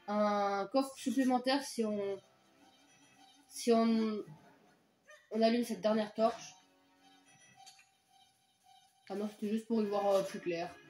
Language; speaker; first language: French; native; French